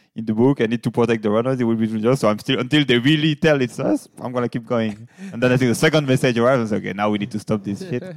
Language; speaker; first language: English; non-native, fluent; French